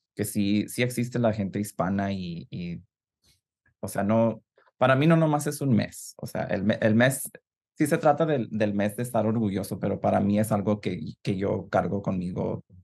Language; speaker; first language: Spanish; early bilingual, heritage; Spanish